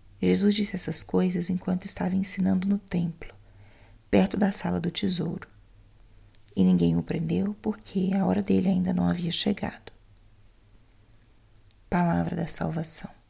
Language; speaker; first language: Portuguese; native; Portuguese